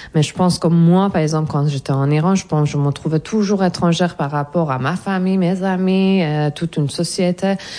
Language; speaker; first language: French; non-native, fluent; Persian